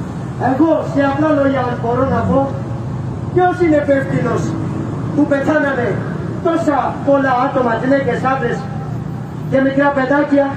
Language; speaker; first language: Greek; non-native, fluent; Urdu